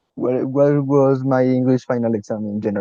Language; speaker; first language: English; non-native, learner; Spanish